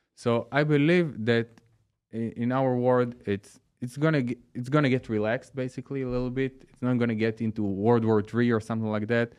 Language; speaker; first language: English; non-native, fluent; Hebrew